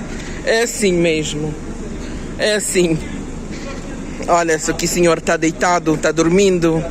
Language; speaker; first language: Portuguese; non-native, fluent; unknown